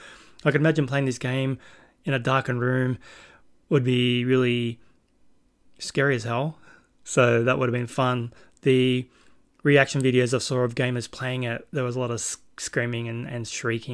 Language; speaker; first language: English; native; English